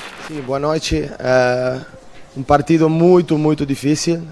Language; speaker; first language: Portuguese; non-native, fluent; Italian